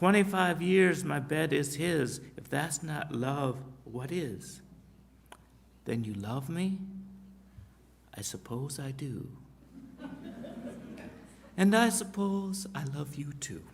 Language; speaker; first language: English; native; English